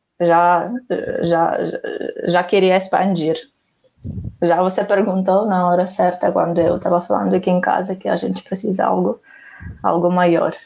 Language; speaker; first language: Portuguese; non-native, fluent; Ukrainian